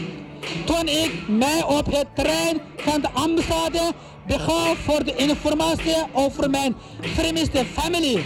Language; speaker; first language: Dutch; non-native, learner; Uyghur